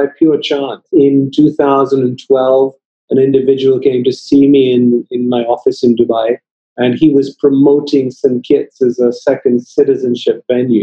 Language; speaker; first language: English; native; English